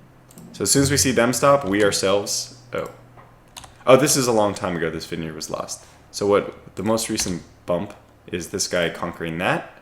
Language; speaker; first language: English; native; English